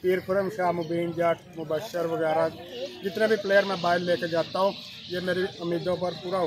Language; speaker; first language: Hindi; non-native, local second language; Punjabi